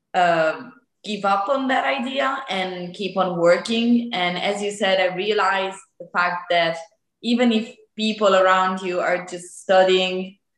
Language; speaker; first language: English; non-native, fluent; Italian